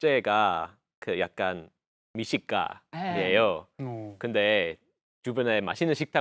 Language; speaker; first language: Korean; non-native, fluent; English